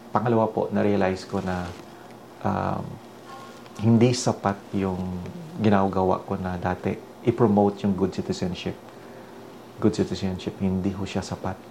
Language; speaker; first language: Filipino; non-native, local second language; Hiligaynon